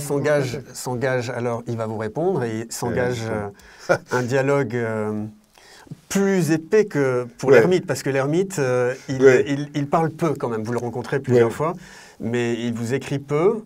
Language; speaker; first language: French; native; French